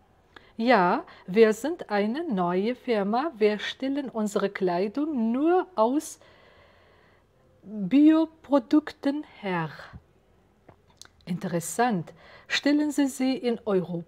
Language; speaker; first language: German; non-native, fluent; Uzbek